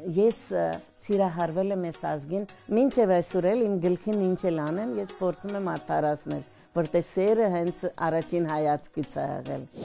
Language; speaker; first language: Armenian; non-native, fluent; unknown